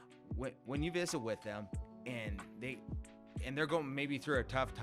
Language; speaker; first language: English; native; English